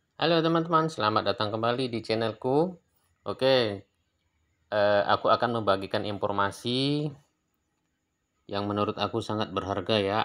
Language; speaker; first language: Indonesian; native; Indonesian